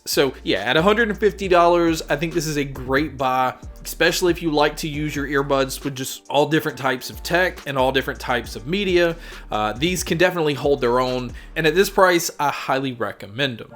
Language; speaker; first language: English; native; English